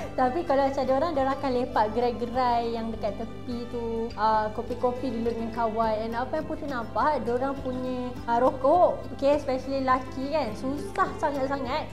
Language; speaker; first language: Malay; native; Malay